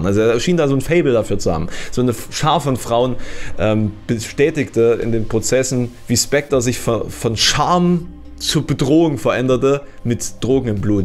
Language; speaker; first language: German; native; German